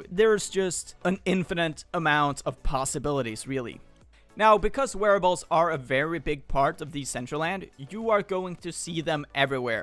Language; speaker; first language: English; non-native, fluent; Swedish